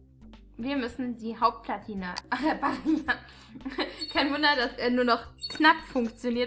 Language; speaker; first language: German; native; German